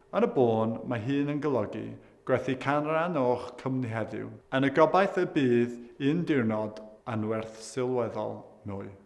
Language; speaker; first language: Welsh; non-native, local second language; English